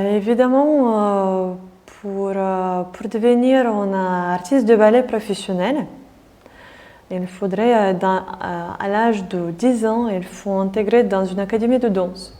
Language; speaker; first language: French; non-native, fluent; Russian